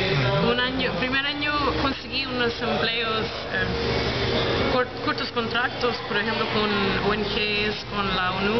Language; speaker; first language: Spanish; non-native, fluent; English